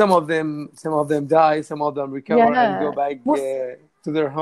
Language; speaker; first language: English; non-native, learner; Arabic